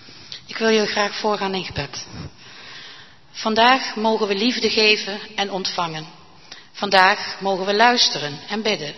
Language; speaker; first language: Dutch; native; Dutch